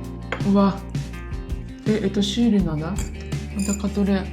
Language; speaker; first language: Russian; non-native, learner; Japanese